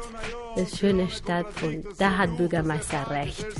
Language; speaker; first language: German; non-native, learner; Albanian